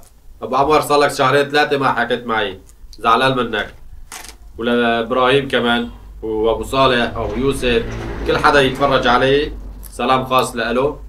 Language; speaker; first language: Arabic; non-native, local second language; Kurdish